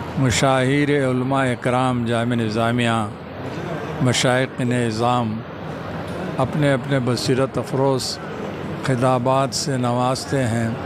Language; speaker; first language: Urdu; native; Urdu